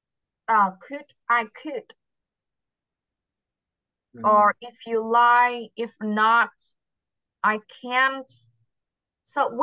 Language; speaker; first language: English; non-native, fluent; Vietnamese